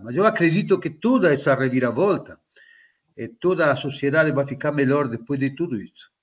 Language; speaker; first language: Portuguese; non-native, fluent; Spanish